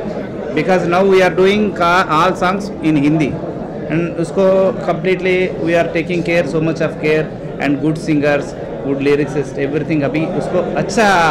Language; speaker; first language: Hindi; non-native, local second language; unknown